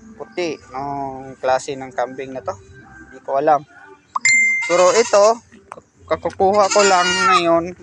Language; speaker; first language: Filipino; non-native, local second language; Cebuano